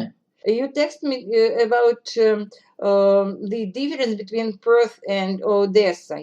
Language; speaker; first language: English; non-native, fluent; Russian